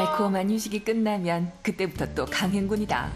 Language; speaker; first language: Korean; native; Korean